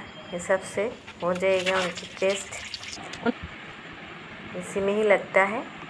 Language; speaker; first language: Hindi; non-native, local second language; Assamese